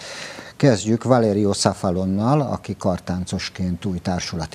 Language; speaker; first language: Hungarian; native; Hungarian